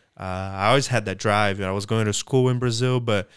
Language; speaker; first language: English; non-native, fluent; Portuguese